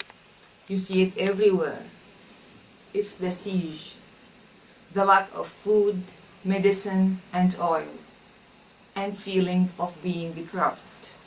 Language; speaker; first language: English; non-native, fluent; Arabic